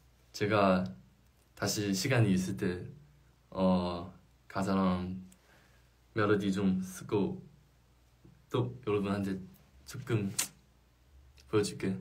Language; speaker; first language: Korean; non-native, fluent; Chinese